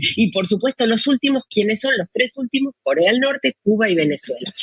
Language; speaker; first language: Spanish; native; Spanish